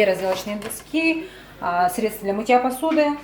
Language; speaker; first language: Russian; native; Russian